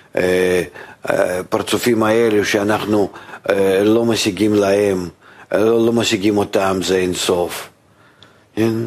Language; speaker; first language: Hebrew; non-native, fluent; Russian